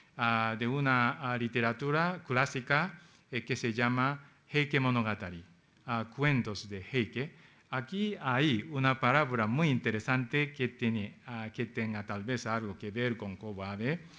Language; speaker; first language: Spanish; non-native, fluent; Japanese